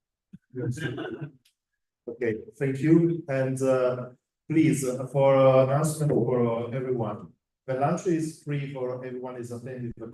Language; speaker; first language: English; non-native, fluent; Italian